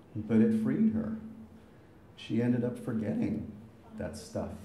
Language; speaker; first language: English; native; English